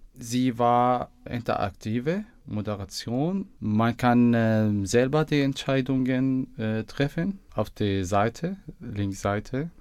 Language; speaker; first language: German; non-native, learner; Arabic